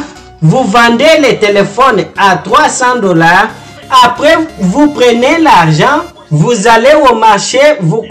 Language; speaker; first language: French; non-native, learner; Portuguese